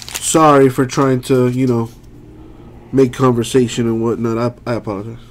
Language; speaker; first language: English; native; English